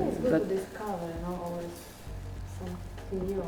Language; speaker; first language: English; non-native, fluent; Slovak